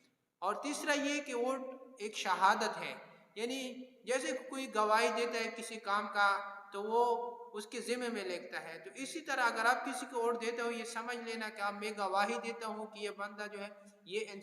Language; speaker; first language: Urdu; non-native, local second language; Pashto